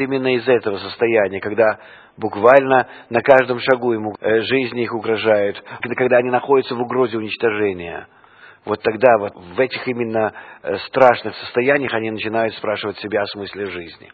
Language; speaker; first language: Russian; non-native, fluent; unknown